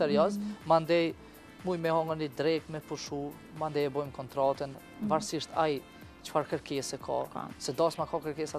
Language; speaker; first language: Albanian; native; Albanian